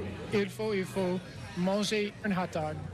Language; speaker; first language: French; non-native, learner; English